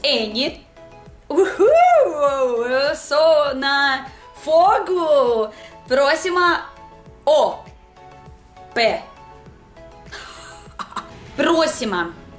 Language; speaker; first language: Portuguese; non-native, learner; Russian